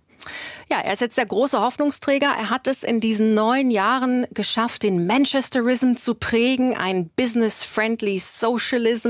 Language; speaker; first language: German; native; German